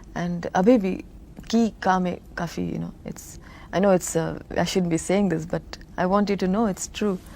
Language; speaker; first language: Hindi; non-native, local second language; Tamil